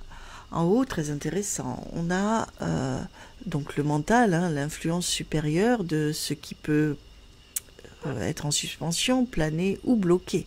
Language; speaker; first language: French; native; French